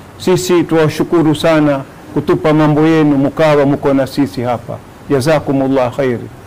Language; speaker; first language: Swahili; native; Swahili